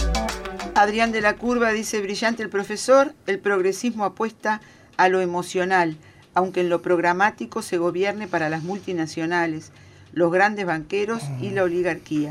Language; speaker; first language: Spanish; native; Spanish